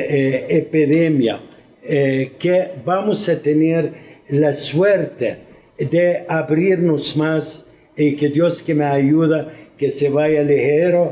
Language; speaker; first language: Spanish; non-native, fluent; Arabic